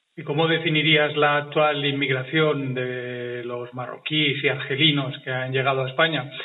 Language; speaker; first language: Spanish; native; Spanish